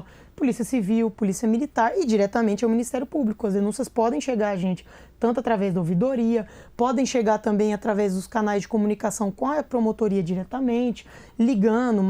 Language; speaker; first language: Portuguese; native; Portuguese